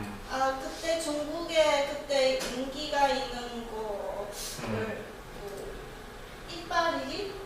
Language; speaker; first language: Korean; non-native, learner; Chinese